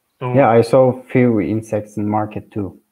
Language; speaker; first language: English; non-native, learner; Turkish